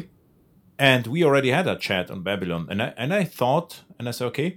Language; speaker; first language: English; non-native, fluent; German